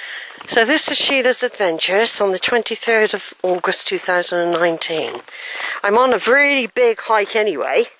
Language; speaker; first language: English; native; English